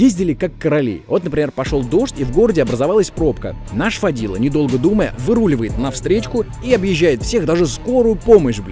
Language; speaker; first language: Russian; native; Russian